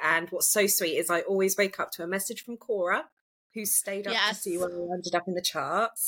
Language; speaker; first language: English; native; English